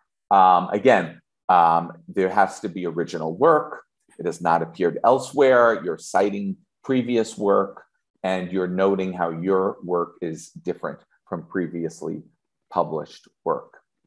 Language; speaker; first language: English; native; English